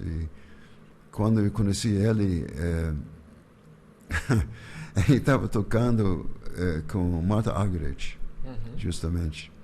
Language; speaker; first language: Portuguese; non-native, fluent; English